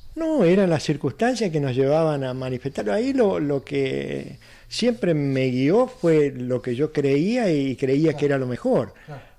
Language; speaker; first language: Spanish; native; Spanish